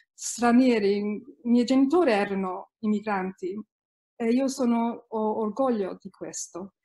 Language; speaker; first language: Italian; early bilingual, heritage; Italian